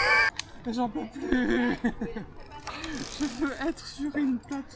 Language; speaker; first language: French; native; French